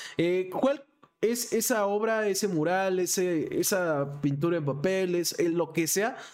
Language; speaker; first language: Spanish; native; Spanish